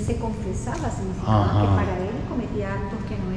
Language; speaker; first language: Spanish; native; Spanish